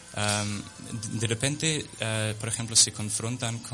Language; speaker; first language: Spanish; non-native, fluent; English